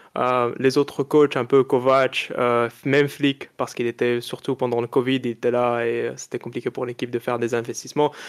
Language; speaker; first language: French; non-native, local second language; Arabic